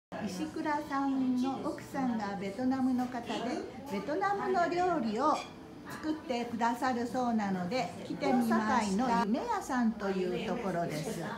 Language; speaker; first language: Japanese; native; Japanese